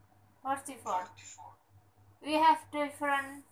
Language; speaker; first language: English; non-native, learner; Indonesian